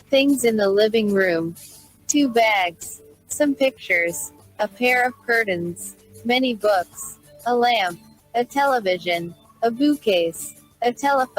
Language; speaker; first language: English; non-native, learner; Indonesian